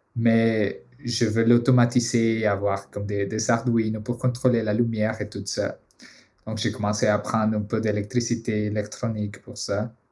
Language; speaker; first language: French; non-native, fluent; Spanish